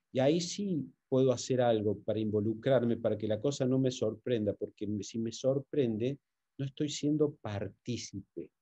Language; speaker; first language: Spanish; native; Spanish